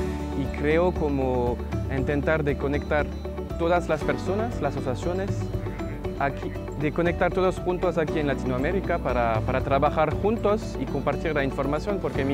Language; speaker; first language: Spanish; non-native, fluent; French